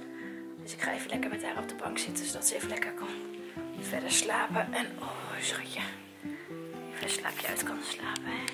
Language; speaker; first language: Dutch; native; Dutch